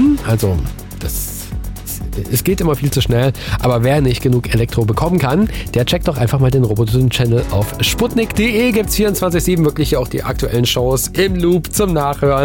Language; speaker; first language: German; native; German